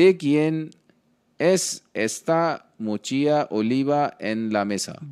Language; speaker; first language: Spanish; non-native, learner; Hindi